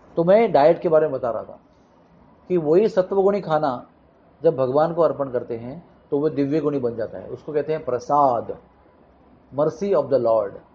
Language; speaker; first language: Hindi; non-native, local second language; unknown